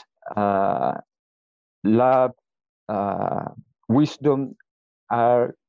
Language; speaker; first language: English; non-native, fluent; Spanish